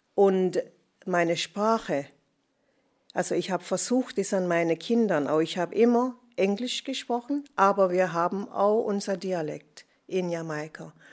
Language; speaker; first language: German; non-native, fluent; English